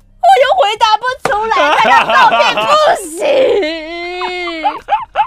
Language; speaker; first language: Chinese; native; Chinese